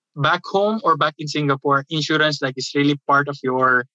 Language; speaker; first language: English; non-native, local second language; Filipino